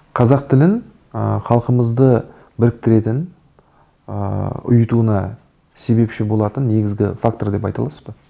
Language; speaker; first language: Kazakh; native; Kazakh